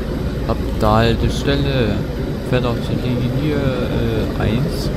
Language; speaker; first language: German; native; German